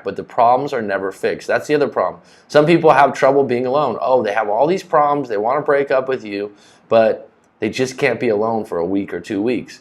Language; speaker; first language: English; native; English